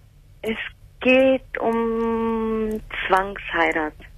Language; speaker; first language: German; early bilingual, other home language; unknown